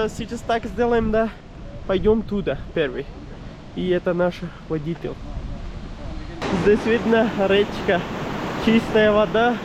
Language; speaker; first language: Russian; non-native, learner; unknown